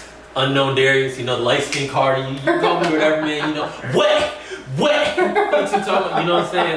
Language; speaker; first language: English; native; English